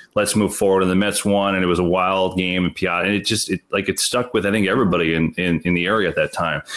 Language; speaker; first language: English; native; English